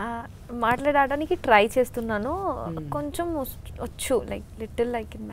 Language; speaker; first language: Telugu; non-native, learner; Bangla